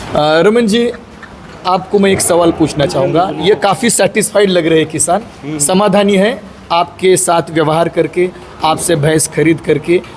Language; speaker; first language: Hindi; non-native, local second language; Marathi